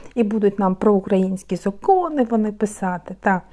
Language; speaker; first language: Ukrainian; non-native, local second language; Russian